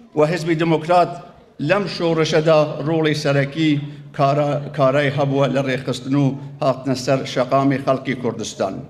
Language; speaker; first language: Central Kurdish; native; Central Kurdish